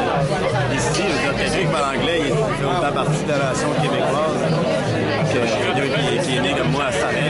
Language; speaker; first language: French; native; French